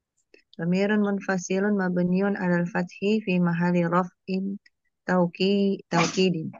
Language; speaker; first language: Arabic; non-native, learner; Indonesian